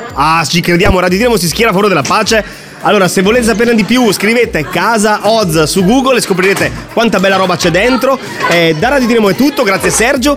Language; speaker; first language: Italian; native; Italian